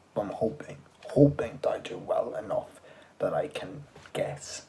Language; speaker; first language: English; native; English